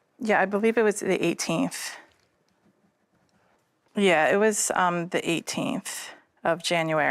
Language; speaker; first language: English; native; English